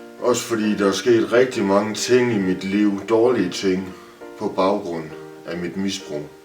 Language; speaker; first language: Danish; native; Danish